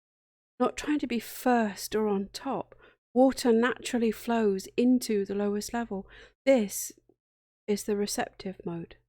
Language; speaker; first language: English; native; English